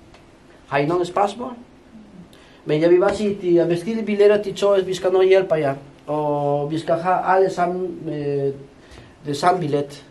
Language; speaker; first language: Danish; non-native, fluent; Spanish